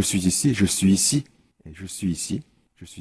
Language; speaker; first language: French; non-native, fluent; Korean